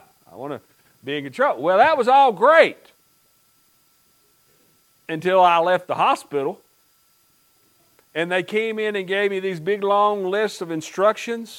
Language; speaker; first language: English; native; English